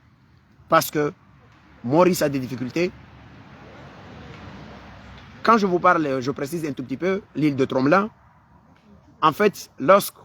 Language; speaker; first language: French; non-native, local second language; Comorian